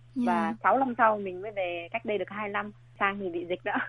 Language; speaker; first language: Vietnamese; native; Vietnamese